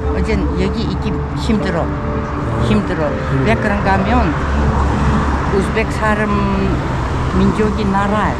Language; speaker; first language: Korean; early bilingual, heritage; Korean